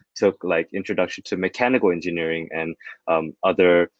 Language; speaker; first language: English; non-native, fluent; Thai